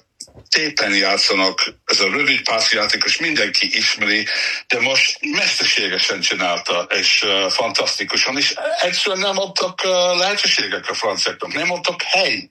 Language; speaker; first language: Hungarian; non-native, fluent; English